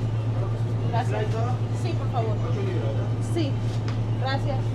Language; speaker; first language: Spanish; early bilingual, heritage; English